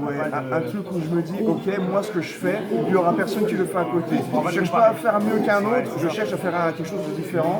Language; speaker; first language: French; native; French